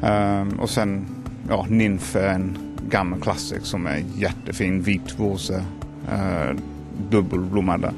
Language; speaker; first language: Swedish; non-native, fluent; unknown